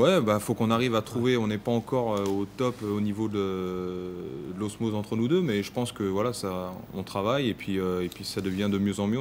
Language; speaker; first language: French; native; French